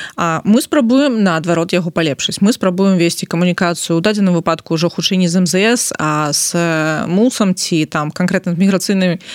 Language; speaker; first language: Belarusian; non-native, local second language; Russian